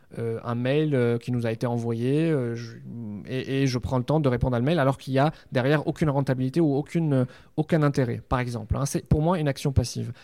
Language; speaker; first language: French; non-native, local second language; Arabic